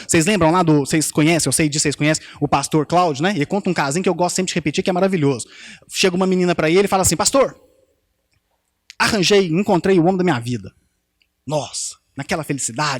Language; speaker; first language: Portuguese; native; Portuguese